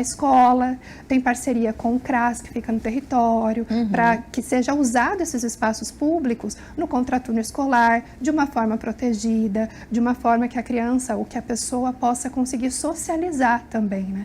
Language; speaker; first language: Portuguese; native; Portuguese